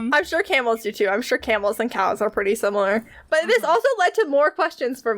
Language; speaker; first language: English; native; English